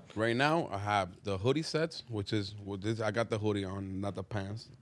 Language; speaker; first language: English; non-native, fluent; Spanish